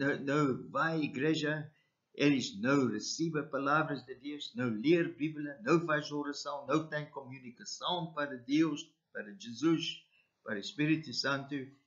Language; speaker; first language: Portuguese; non-native, learner; English